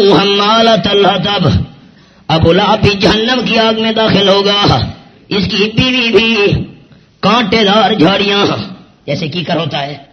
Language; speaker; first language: Urdu; non-native, local second language; Pashto